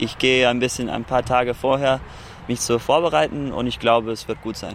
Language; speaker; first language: German; early bilingual, heritage; German